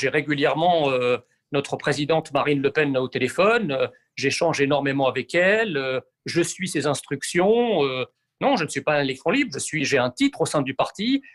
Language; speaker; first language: French; early bilingual, other home language; Arabic